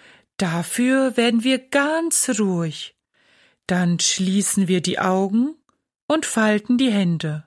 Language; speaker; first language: German; native; German